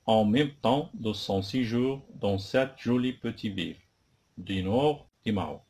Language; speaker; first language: French; non-native, local second language; Arabic